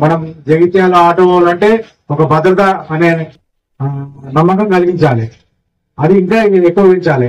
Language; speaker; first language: Telugu; native; Telugu